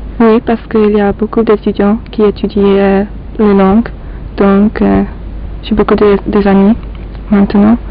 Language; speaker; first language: French; non-native, learner; Polish